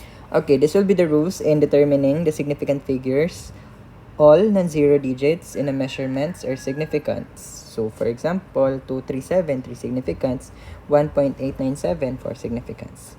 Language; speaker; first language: English; non-native, local second language; Cebuano